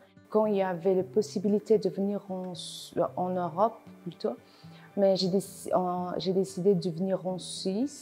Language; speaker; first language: French; non-native, learner; Persian